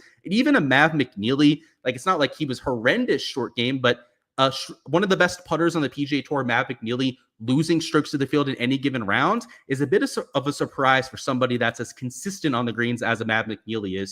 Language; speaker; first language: English; native; English